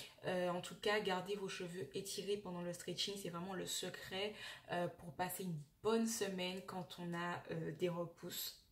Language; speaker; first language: French; native; French